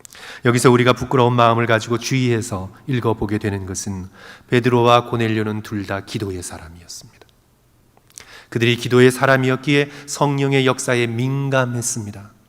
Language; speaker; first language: Korean; native; Korean